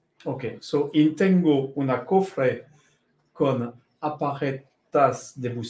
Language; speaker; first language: Spanish; non-native, learner; French